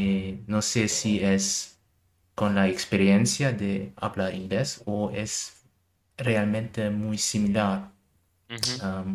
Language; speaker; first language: Spanish; non-native, learner; German